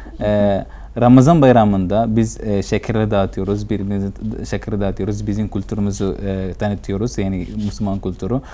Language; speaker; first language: Turkish; non-native, fluent; Malayalam